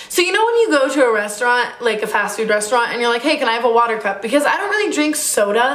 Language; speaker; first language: English; native; English